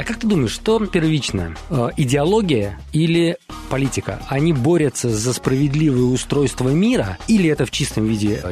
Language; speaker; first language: Russian; native; Russian